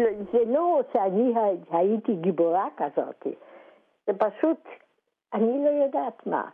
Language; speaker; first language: Hebrew; non-native, fluent; Polish